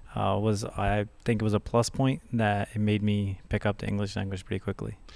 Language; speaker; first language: English; early bilingual, other home language; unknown